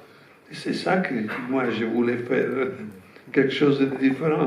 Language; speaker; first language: French; non-native, fluent; Italian